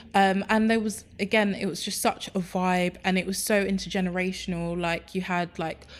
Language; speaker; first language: English; native; English